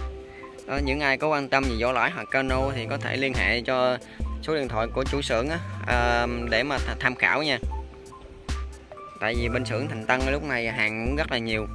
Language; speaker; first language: Vietnamese; native; Vietnamese